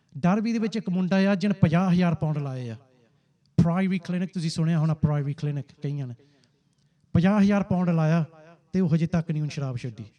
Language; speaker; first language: Punjabi; early bilingual, heritage; Punjabi